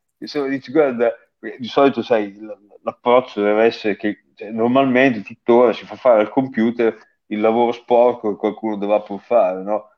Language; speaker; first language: Italian; native; Italian